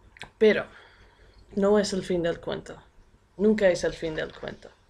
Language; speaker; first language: Spanish; non-native, fluent; English